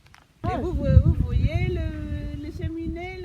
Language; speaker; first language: French; non-native, local second language; Malagasy